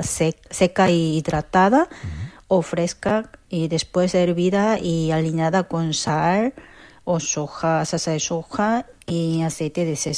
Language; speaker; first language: Spanish; non-native, fluent; Korean